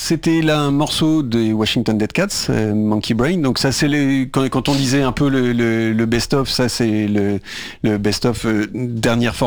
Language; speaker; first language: French; native; French